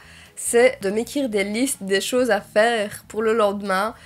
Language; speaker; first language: French; native; French